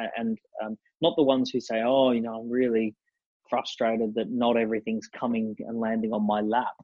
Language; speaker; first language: English; native; English